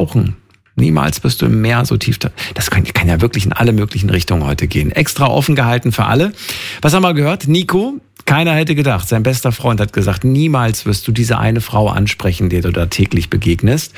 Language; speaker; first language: German; native; German